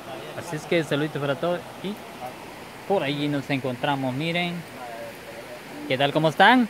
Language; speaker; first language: Spanish; native; Spanish